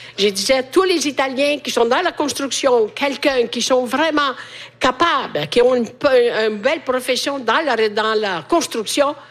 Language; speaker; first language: French; non-native, fluent; Italian